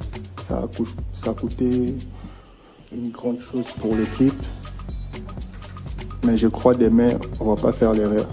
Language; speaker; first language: French; non-native, local second language; Lingala